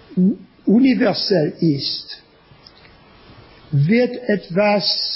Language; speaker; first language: German; non-native, learner; French